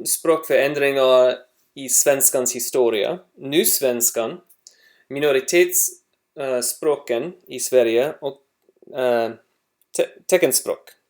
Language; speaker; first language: Swedish; non-native, learner; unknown